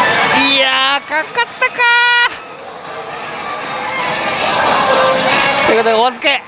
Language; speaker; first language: Japanese; native; Japanese